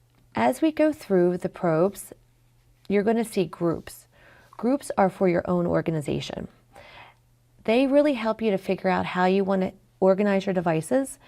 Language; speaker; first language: English; native; English